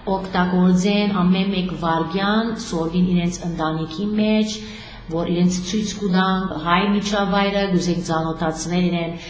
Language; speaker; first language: Armenian; early bilingual, heritage; Armenian